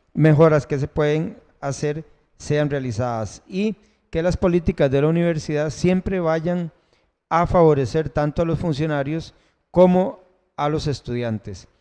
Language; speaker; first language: Spanish; native; Spanish